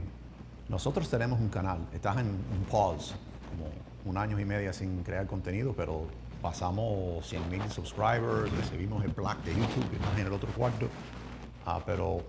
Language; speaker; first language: Spanish; early bilingual, heritage; English